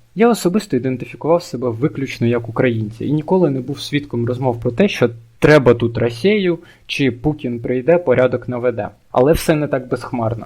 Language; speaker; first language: Ukrainian; non-native, local second language; Russian